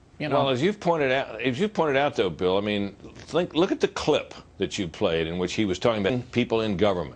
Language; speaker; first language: English; native; English